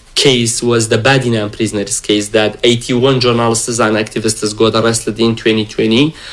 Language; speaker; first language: English; non-native, fluent; Kurdish